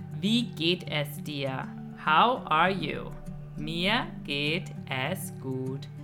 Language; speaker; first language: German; non-native, fluent; English